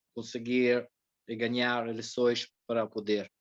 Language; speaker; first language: Portuguese; non-native, fluent; Italian